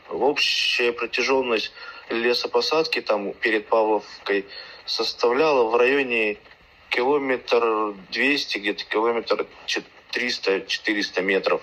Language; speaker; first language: Russian; native; Russian